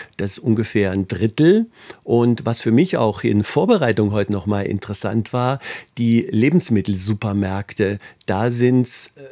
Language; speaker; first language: German; native; German